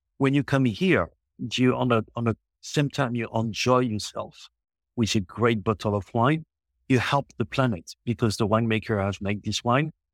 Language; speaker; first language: English; non-native, local second language; French